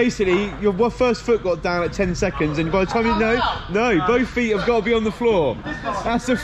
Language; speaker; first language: English; native; English